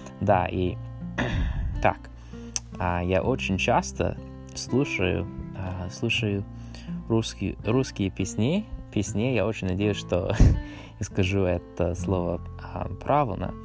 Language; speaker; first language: Russian; non-native, learner; English